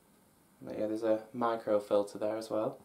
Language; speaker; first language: English; native; English